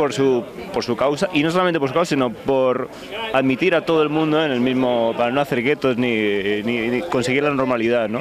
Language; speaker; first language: Spanish; native; Spanish